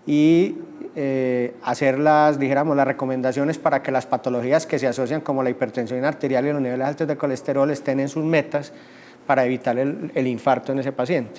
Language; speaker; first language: Spanish; native; Spanish